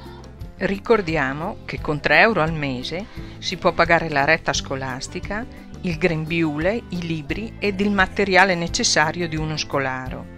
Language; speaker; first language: Italian; native; Italian